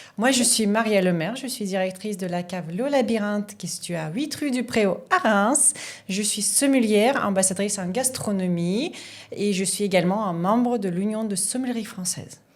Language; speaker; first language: French; non-native, fluent; Russian